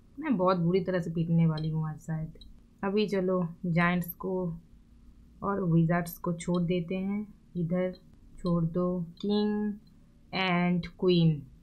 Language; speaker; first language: Hindi; non-native, local second language; Bangla